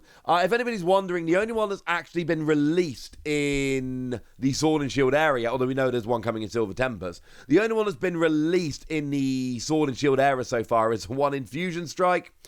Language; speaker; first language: English; native; English